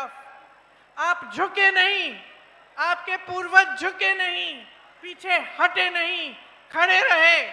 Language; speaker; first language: Hindi; native; Hindi